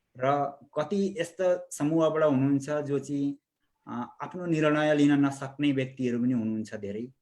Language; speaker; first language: Nepali; native; Nepali